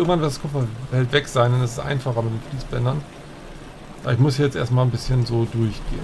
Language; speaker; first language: German; native; German